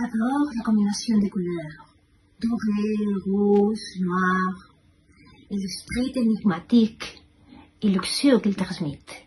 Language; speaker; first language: French; non-native, fluent; Spanish